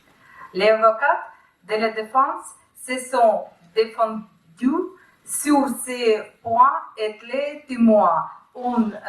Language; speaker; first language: French; non-native, learner; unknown